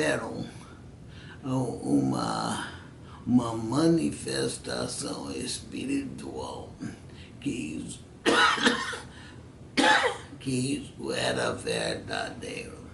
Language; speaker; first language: Portuguese; non-native, fluent; English